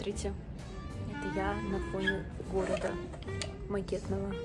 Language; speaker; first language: Russian; native; Russian